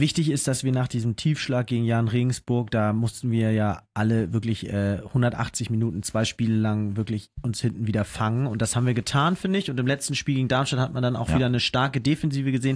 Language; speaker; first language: German; native; German